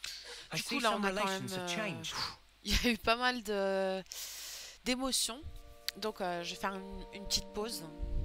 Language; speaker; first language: French; native; French